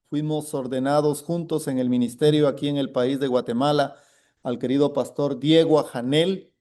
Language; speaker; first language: Spanish; native; Spanish